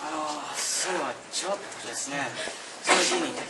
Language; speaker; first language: Japanese; non-native, learner; English